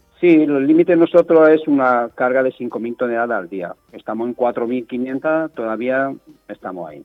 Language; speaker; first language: Spanish; non-native, fluent; French